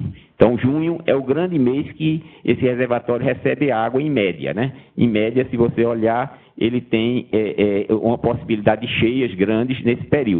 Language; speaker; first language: Portuguese; native; Portuguese